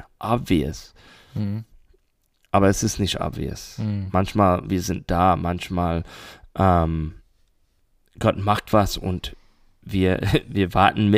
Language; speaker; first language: German; non-native, learner; English